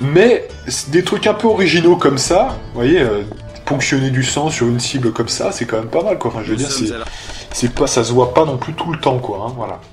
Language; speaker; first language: French; native; French